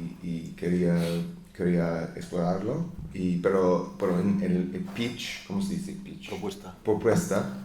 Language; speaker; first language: Spanish; non-native, learner; English